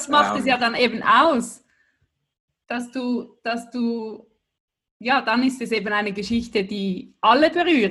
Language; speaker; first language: German; native; German